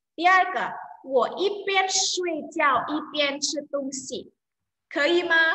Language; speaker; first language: Chinese; non-native, fluent; Indonesian